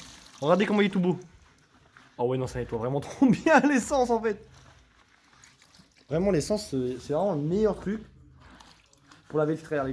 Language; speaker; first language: French; native; French